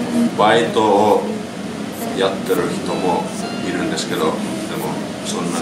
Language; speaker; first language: Japanese; non-native, learner; Finnish